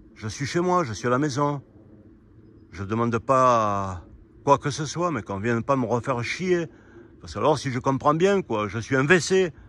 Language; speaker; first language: French; native; French